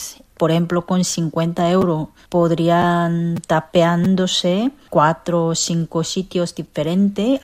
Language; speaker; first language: Spanish; non-native, fluent; Korean